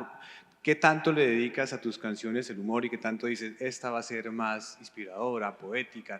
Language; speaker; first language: Spanish; native; Spanish